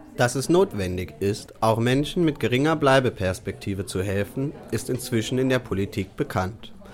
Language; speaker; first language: German; native; German